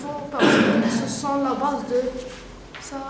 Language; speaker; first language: French; non-native, learner; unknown